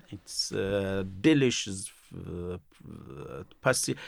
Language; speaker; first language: English; non-native, learner; Arabic